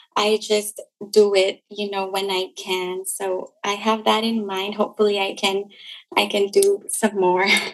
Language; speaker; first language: English; non-native, local second language; Cebuano